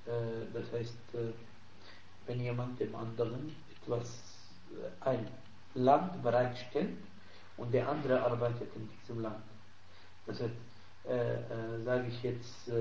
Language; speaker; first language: German; non-native, fluent; Arabic